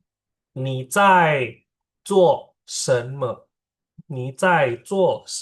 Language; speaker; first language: Chinese; non-native, fluent; Indonesian